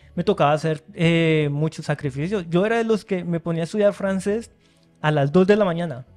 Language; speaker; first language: Spanish; native; Spanish